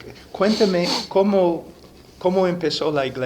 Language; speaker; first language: Spanish; non-native, fluent; English